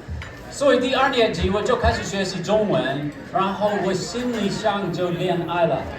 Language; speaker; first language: Chinese; non-native, fluent; English